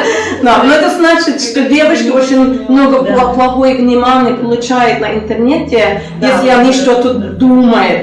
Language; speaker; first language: Russian; non-native, learner; Norwegian